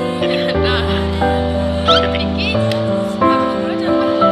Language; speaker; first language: Indonesian; non-native, learner; Turkish